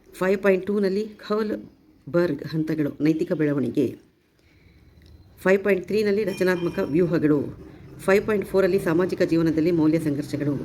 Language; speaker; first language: Kannada; native; Kannada